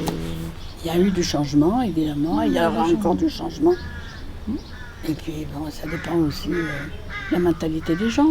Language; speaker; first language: French; native; French